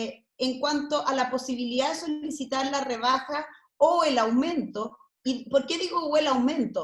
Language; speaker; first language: Spanish; native; Spanish